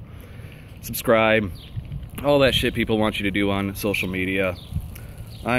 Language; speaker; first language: English; native; English